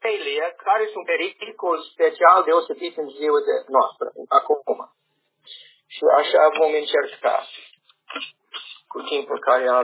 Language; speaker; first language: Romanian; non-native, learner; English